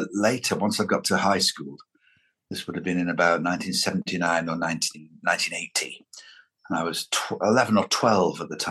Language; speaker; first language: English; native; English